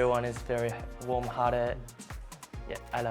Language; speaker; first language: English; non-native, learner; Japanese